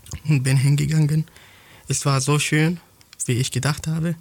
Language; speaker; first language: German; non-native, fluent; Arabic